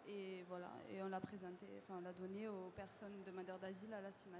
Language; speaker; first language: French; native; French